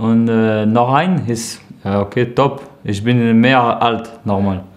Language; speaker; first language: German; non-native, learner; French